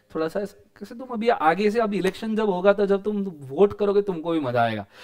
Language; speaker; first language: Hindi; non-native, local second language; Marathi